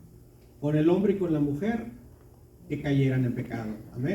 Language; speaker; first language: Spanish; native; Spanish